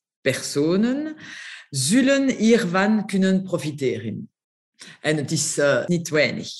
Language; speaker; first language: Dutch; non-native, local second language; French